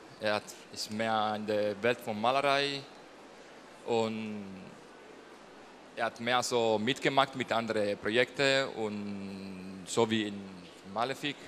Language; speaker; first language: German; non-native, learner; Spanish